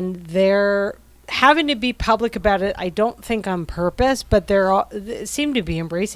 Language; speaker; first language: English; native; English